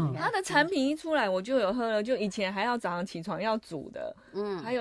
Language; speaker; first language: Chinese; native; Chinese